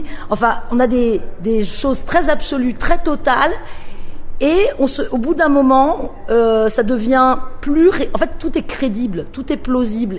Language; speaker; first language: French; native; French